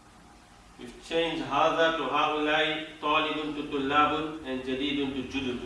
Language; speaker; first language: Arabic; non-native, fluent; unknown